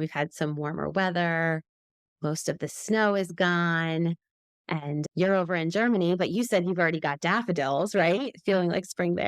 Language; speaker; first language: English; native; English